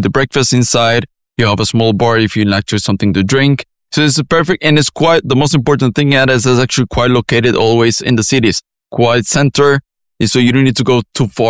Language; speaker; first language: English; non-native, fluent; Spanish